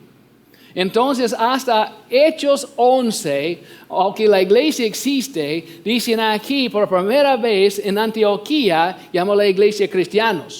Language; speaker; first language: Spanish; non-native, fluent; English